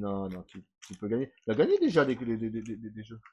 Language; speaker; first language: French; native; French